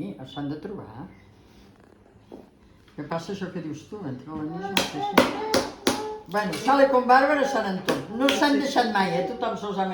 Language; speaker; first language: Catalan; native; Catalan